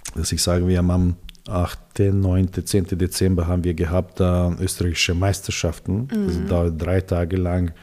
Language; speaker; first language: German; non-native, fluent; Serbian